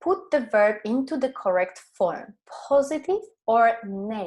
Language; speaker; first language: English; non-native, fluent; Spanish